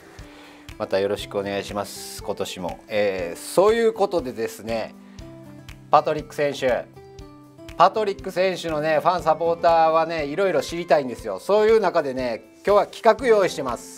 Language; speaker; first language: Japanese; native; Japanese